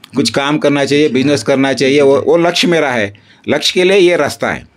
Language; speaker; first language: Hindi; non-native, local second language; Kannada